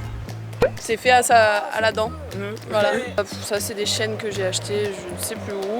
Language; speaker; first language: French; native; French